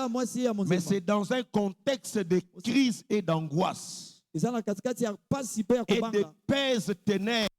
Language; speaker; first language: French; non-native, local second language; Lingala